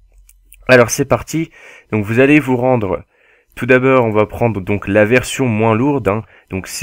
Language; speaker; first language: French; native; French